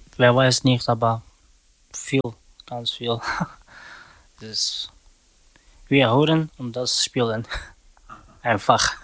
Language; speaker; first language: German; non-native, learner; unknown